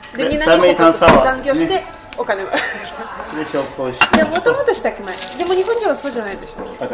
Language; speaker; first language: Japanese; non-native, fluent; Russian